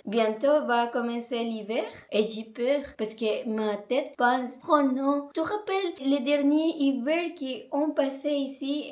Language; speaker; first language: French; non-native, learner; Spanish